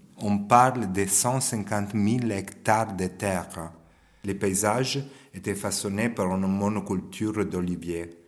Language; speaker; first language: French; non-native, fluent; Italian